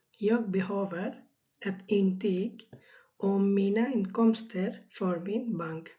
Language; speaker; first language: Swedish; non-native, learner; Bangla